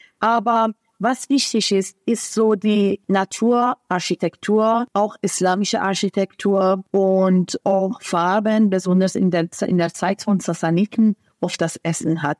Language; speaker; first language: German; non-native, fluent; Persian